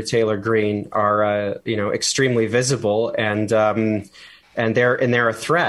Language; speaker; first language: English; native; English